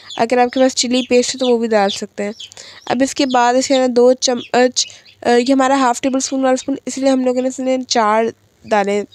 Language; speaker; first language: Urdu; native; Urdu